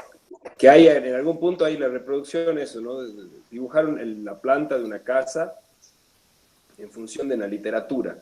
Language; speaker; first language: Spanish; native; Spanish